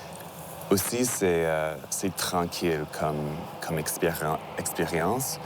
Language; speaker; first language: French; non-native, local second language; English